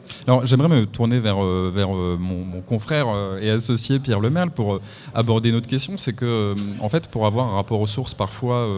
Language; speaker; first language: French; native; French